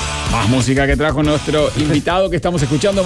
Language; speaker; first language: Spanish; native; Spanish